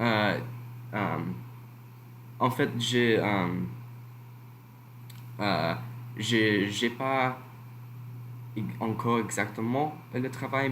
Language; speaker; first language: French; non-native, learner; English